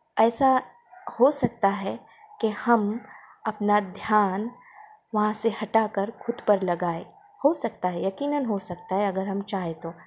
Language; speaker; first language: Hindi; non-native, local second language; Marathi